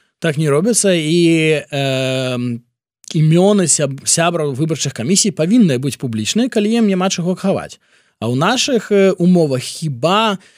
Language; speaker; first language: Belarusian; non-native, local second language; Russian